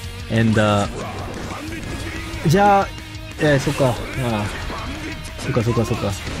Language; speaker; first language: Japanese; non-native, fluent; French